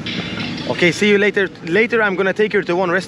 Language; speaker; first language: English; non-native, learner; Portuguese